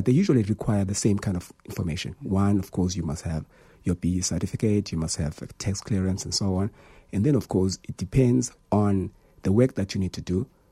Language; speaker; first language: English; non-native, local second language; Xhosa